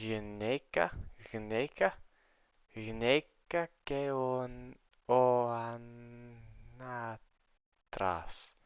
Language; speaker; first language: Greek; non-native, learner; English